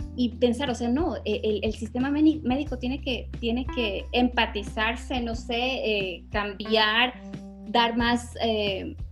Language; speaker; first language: Spanish; native; Spanish